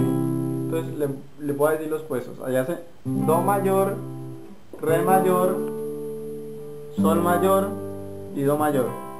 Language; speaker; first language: Spanish; native; Spanish